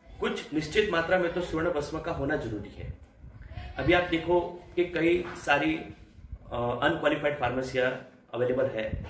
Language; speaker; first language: Hindi; non-native, local second language; Gujarati